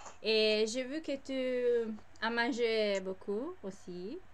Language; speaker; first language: French; non-native, learner; English